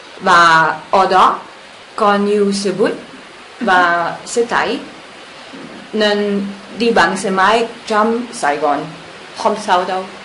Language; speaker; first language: Vietnamese; non-native, learner; German